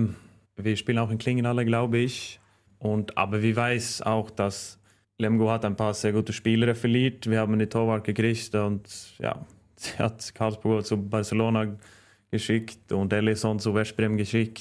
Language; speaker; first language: German; non-native, fluent; Norwegian